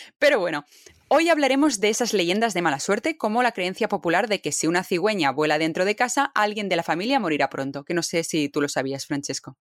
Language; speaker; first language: Spanish; native; Spanish